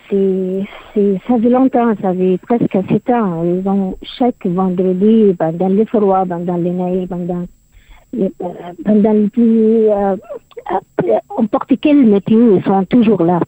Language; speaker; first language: French; non-native, learner; Arabic